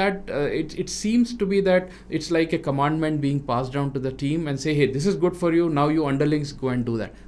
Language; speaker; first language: English; non-native, local second language; Hindi